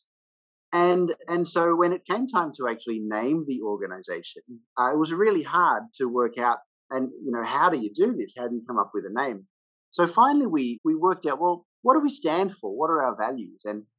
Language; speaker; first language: English; native; English